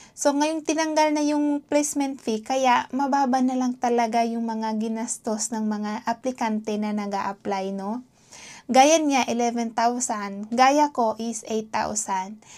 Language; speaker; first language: Filipino; non-native, local second language; Hiligaynon